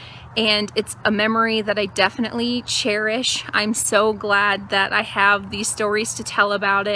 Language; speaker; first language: English; native; English